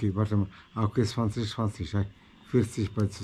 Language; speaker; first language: German; non-native, learner; Arabic